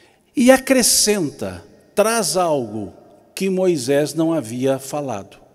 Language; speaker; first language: Portuguese; native; Portuguese